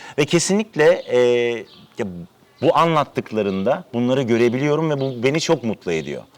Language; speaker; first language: Turkish; early bilingual, heritage; Turkish